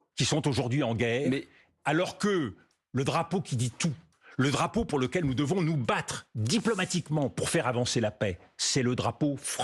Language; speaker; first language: French; native; French